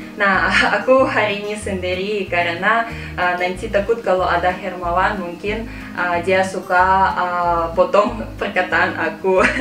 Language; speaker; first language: Indonesian; non-native, fluent; Russian